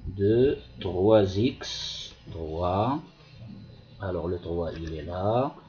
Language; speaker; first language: French; non-native, local second language; Arabic